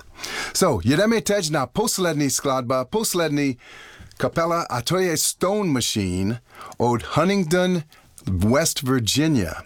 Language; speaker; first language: Czech; non-native, learner; English